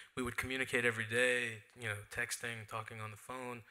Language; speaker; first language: English; native; English